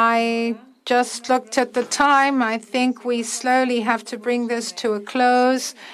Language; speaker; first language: English; non-native, fluent; German